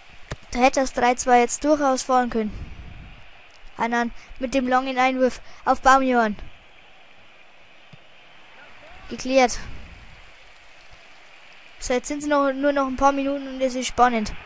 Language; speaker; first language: German; native; German